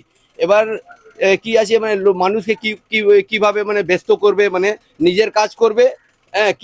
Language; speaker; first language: Bangla; non-native, local second language; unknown